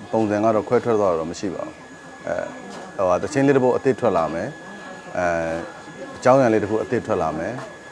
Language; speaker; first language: Burmese; non-native, local second language; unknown